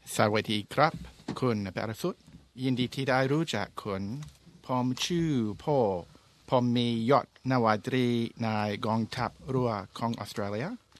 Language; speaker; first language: Thai; non-native, learner; English